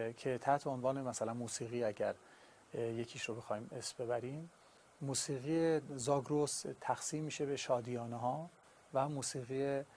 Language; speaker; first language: Persian; non-native, local second language; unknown